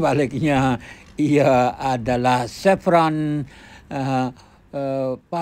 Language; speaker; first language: Malay; native; Malay